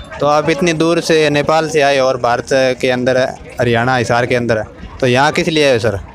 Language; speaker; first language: Hindi; native; Hindi